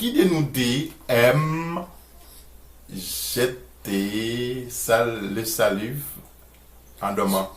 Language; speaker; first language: French; non-native, local second language; Haitian Creole